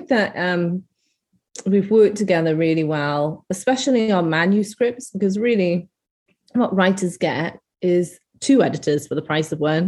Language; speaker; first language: English; native; English